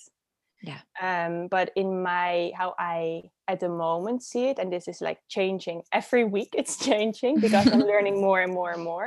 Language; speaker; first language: English; non-native, fluent; Dutch